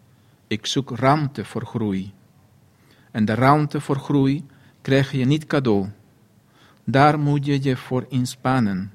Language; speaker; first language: Dutch; non-native, fluent; Spanish